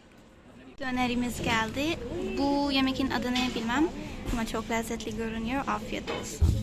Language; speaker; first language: Turkish; non-native, learner; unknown